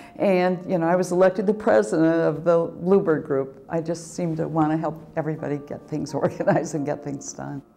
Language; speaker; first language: English; native; English